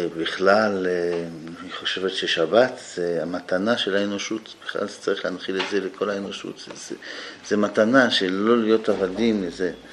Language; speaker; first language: Hebrew; native; Hebrew